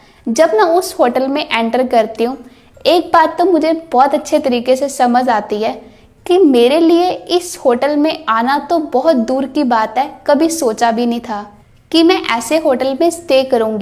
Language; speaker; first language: Hindi; native; Hindi